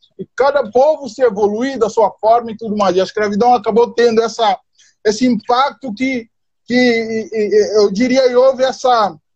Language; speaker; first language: Portuguese; non-native, local second language; Upper Guinea Crioulo